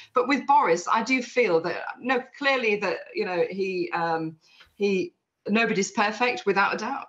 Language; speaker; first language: English; native; English